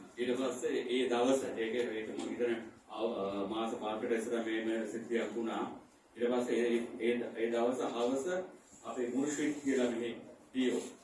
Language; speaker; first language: Sinhala; non-native, local second language; Tamil